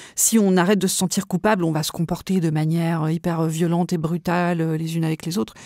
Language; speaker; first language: French; native; French